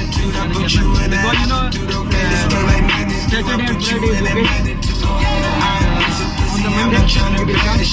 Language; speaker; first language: English; non-native, learner; Hindi